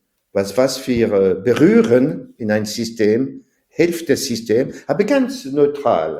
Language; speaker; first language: German; non-native, fluent; French